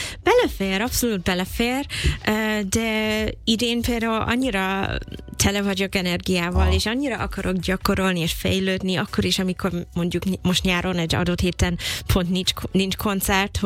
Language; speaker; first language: Hungarian; non-native, fluent; English